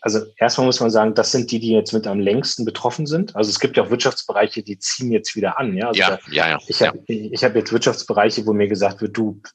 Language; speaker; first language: German; native; German